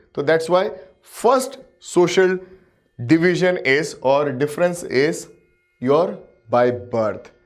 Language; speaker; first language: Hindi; native; Hindi